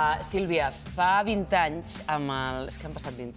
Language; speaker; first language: Catalan; native; Catalan